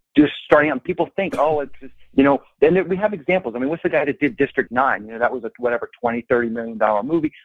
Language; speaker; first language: English; native; English